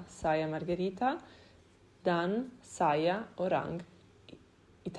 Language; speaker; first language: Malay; non-native, learner; Italian